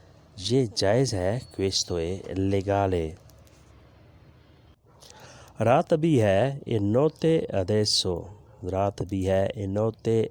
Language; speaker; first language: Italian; non-native, learner; Urdu